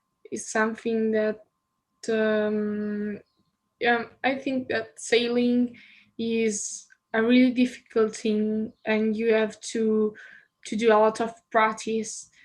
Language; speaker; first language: English; non-native, fluent; Italian